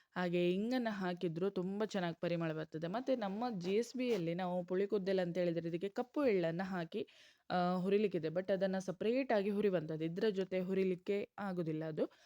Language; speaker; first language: Kannada; non-native, local second language; Konkani